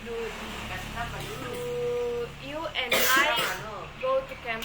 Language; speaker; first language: English; non-native, learner; Indonesian